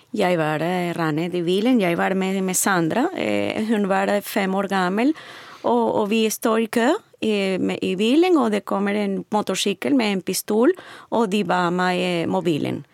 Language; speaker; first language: Norwegian; non-native, learner; Spanish